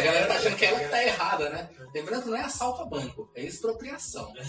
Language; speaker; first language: Portuguese; native; Portuguese